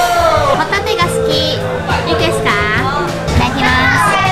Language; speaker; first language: Japanese; early bilingual, heritage; Chinese